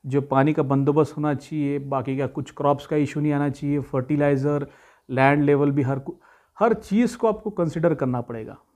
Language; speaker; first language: Hindi; non-native, local second language; Marathi